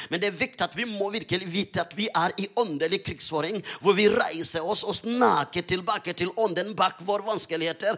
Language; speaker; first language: Norwegian; non-native, fluent; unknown